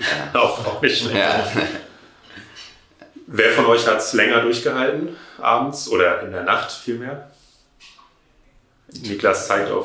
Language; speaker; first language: German; native; German